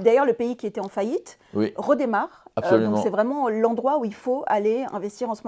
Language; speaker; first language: French; native; French